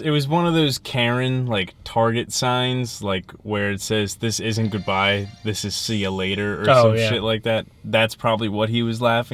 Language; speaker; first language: English; native; English